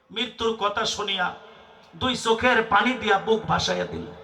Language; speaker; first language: Bangla; non-native, local second language; Assamese